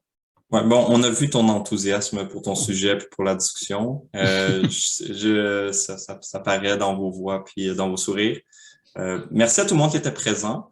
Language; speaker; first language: French; native; French